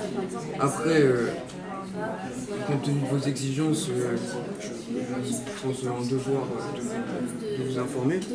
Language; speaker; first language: French; native; French